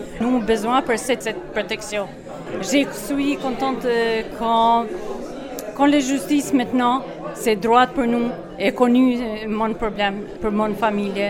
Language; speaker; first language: French; non-native, learner; Albanian